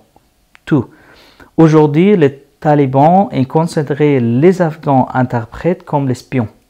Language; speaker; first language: French; non-native, learner; Persian